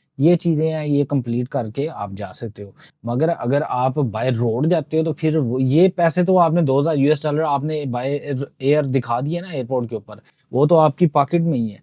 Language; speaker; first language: Urdu; non-native, local second language; Punjabi